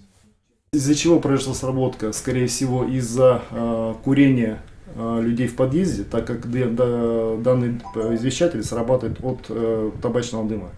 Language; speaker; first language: Russian; native; Russian